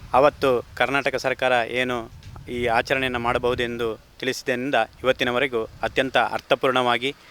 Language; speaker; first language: Kannada; native; Kannada